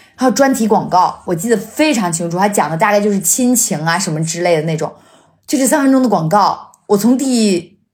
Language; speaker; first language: Chinese; native; Chinese